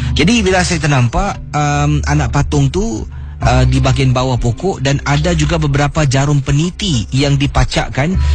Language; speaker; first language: Malay; native; Malay